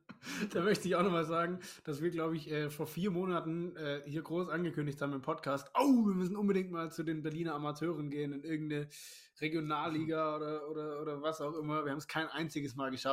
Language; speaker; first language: German; native; German